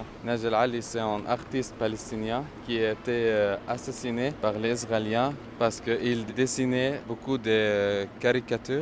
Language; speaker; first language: French; non-native, fluent; Arabic